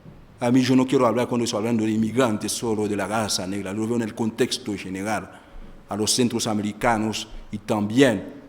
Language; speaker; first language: Spanish; non-native, fluent; Haitian Creole